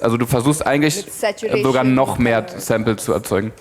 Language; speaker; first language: German; native; German